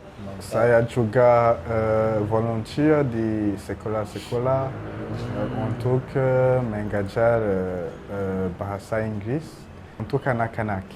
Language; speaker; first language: Indonesian; non-native, learner; Rundi